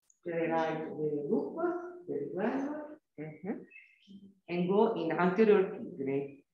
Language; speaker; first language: English; non-native, learner; Italian